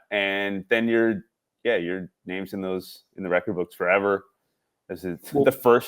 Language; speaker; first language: English; native; English